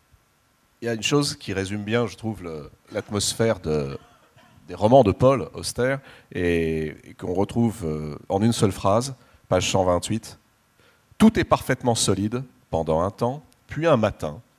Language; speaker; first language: French; native; French